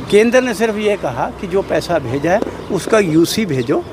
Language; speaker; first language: Hindi; non-native, local second language; Punjabi